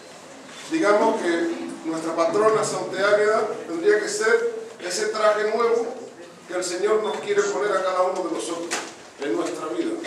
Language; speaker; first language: Spanish; native; Spanish